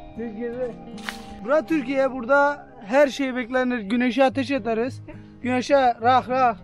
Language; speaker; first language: Turkish; native; Turkish